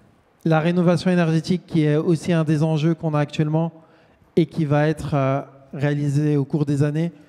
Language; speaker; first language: French; native; French